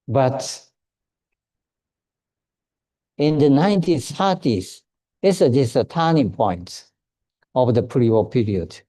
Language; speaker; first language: English; non-native, fluent; Japanese